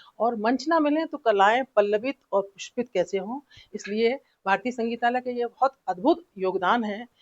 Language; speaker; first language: Hindi; native; Hindi